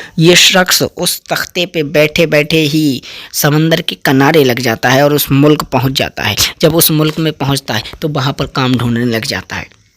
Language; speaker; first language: Urdu; native; Urdu